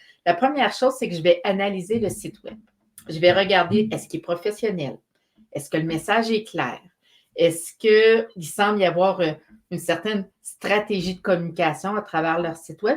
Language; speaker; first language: French; native; French